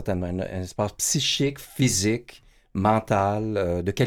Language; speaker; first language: French; native; French